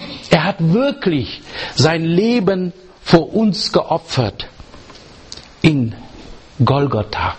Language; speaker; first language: German; non-native, learner; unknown